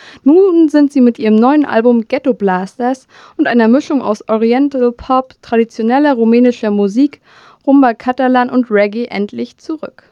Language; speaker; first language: German; native; German